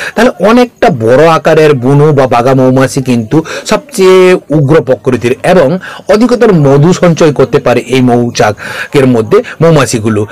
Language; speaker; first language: Bangla; non-native, local second language; Kok Borok